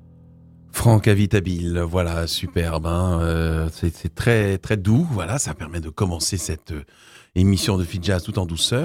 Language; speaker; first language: French; native; French